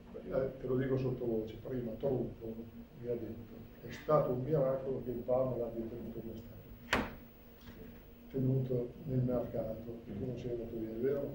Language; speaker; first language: Italian; native; Italian